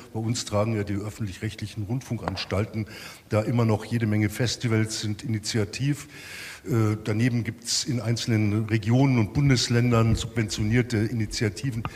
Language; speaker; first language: German; native; German